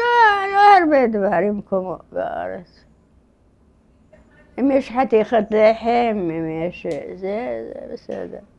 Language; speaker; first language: Hebrew; early bilingual, other home language; Arabic